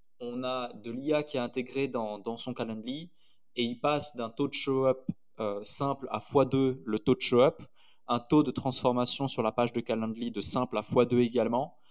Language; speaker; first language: French; native; French